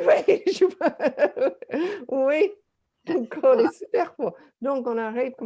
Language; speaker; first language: French; non-native, fluent; English